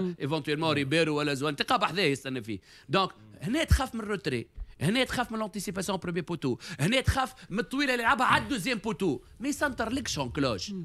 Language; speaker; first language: Arabic; native; Arabic